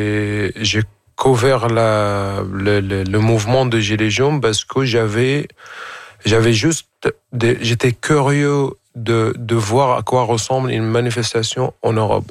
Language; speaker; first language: French; non-native, fluent; Arabic